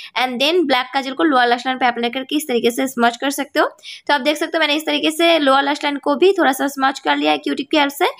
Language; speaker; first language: Hindi; non-native, local second language; Bangla